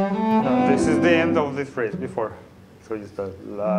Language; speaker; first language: English; non-native, learner; Russian